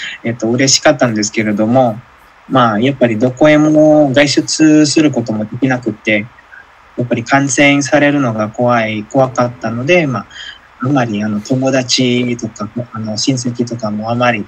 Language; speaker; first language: Japanese; non-native, fluent; Indonesian